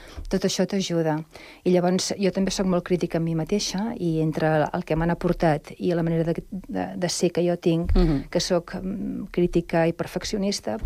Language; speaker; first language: Catalan; native; Catalan